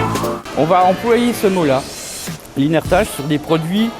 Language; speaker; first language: French; native; French